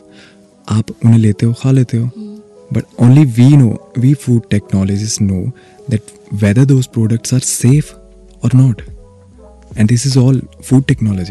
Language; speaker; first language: English; non-native, local second language; Hindi